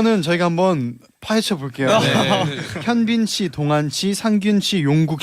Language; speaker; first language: Korean; native; Korean